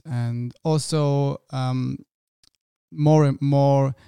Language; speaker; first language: English; non-native, fluent; German